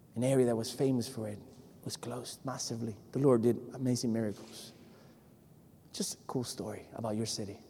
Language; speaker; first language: English; non-native, fluent; Spanish